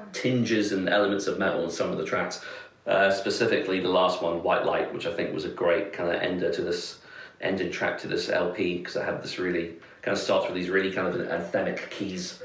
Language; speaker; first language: English; native; English